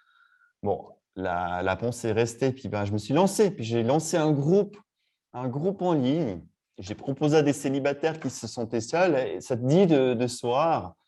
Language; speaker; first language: French; native; French